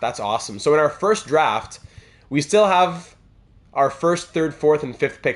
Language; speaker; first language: English; native; English